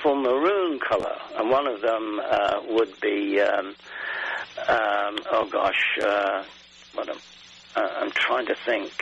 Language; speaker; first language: English; native; English